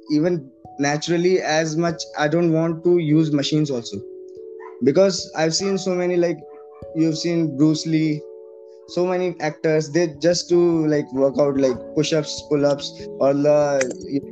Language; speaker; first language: English; non-native, local second language; Hindi